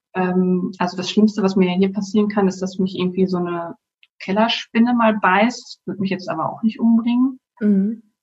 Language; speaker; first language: German; native; German